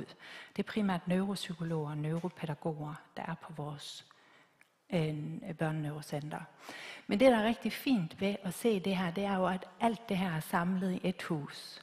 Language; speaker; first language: Danish; native; Danish